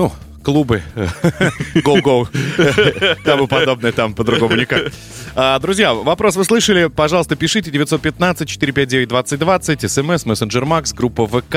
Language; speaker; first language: Russian; native; Russian